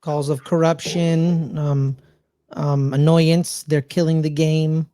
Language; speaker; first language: English; native; English